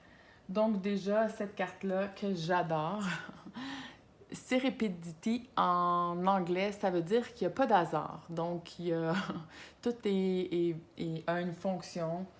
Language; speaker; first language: French; native; French